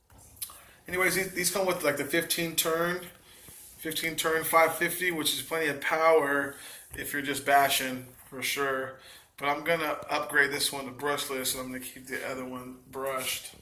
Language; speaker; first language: English; native; English